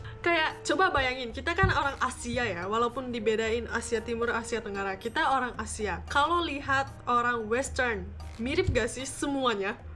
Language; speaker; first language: Indonesian; non-native, fluent; Japanese